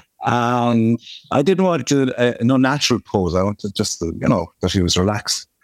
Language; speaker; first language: English; native; English